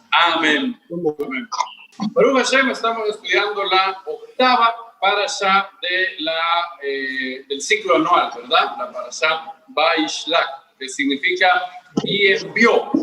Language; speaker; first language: Spanish; native; Spanish